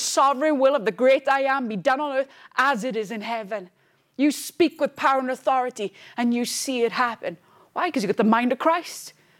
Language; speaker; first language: English; native; English